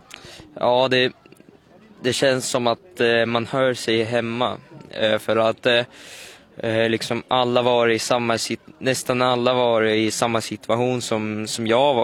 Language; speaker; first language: Swedish; early bilingual, other home language; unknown